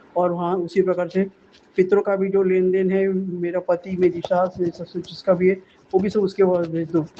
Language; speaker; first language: Hindi; non-native, local second language; Marathi